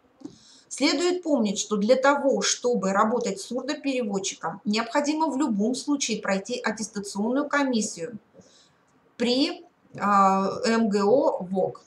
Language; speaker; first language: Russian; native; Russian